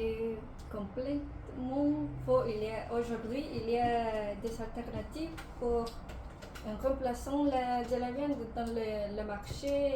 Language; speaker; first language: French; non-native, learner; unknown